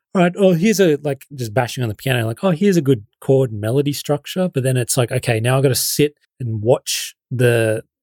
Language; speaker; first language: English; native; English